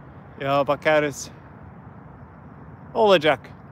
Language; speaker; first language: Turkish; non-native, learner; English